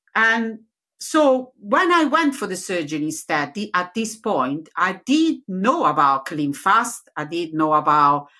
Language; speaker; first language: English; non-native, learner; Italian